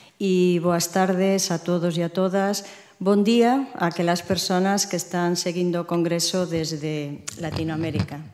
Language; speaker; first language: Spanish; native; Spanish